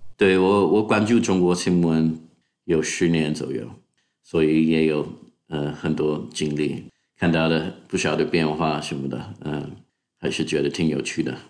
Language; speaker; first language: Chinese; non-native, fluent; English